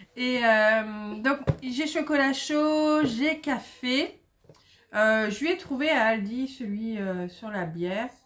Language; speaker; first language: French; native; French